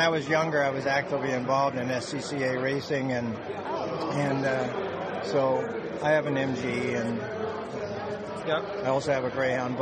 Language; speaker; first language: English; native; English